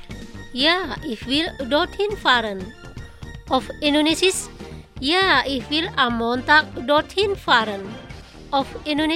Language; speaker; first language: German; non-native, learner; Indonesian